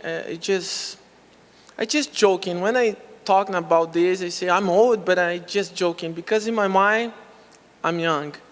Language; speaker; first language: English; non-native, local second language; Portuguese